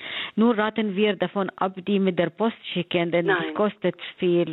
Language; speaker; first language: German; non-native, fluent; Arabic